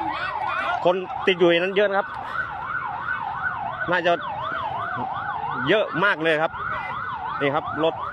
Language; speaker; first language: Thai; native; Thai